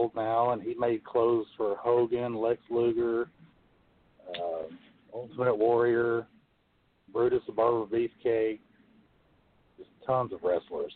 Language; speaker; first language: English; native; English